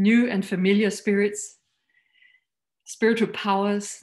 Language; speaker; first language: English; non-native, fluent; Danish